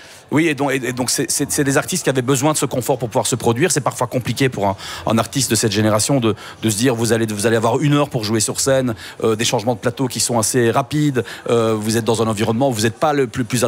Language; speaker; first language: French; native; French